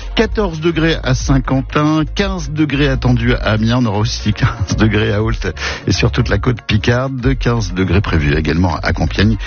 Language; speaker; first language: French; native; French